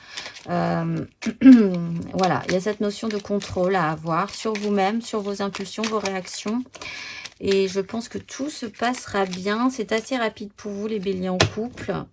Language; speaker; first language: French; native; French